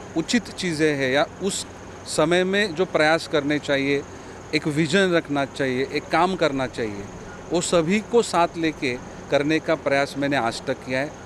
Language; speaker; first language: Hindi; non-native, local second language; Marathi